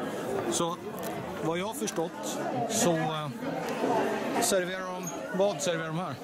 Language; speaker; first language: Swedish; native; Swedish